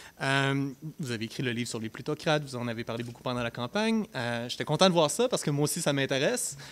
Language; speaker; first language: French; native; French